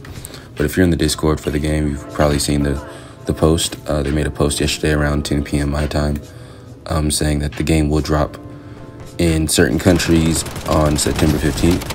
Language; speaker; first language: English; native; English